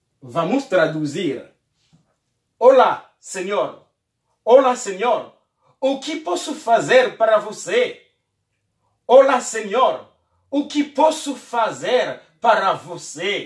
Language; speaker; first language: Portuguese; non-native, learner; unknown